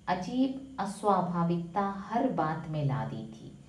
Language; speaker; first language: Hindi; non-native, local second language; Malayalam